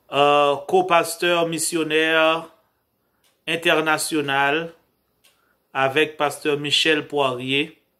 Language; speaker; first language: French; non-native, local second language; Haitian Creole